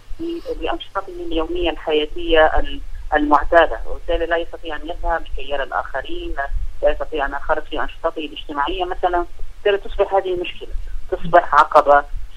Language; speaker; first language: Arabic; native; Arabic